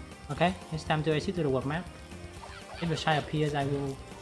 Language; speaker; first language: English; non-native, fluent; Vietnamese